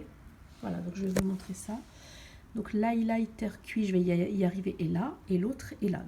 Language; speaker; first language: French; native; French